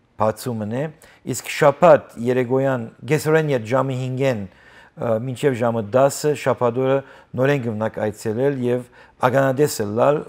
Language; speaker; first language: Armenian; native; Armenian